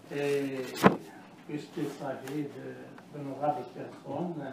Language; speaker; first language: French; non-native, learner; Arabic